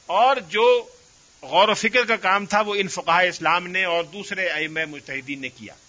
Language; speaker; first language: Urdu; native; Urdu